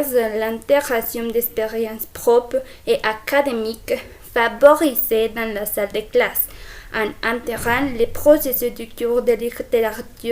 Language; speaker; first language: French; non-native, fluent; Spanish